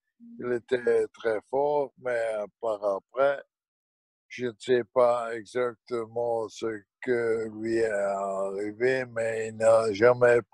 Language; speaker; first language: French; non-native, local second language; Dutch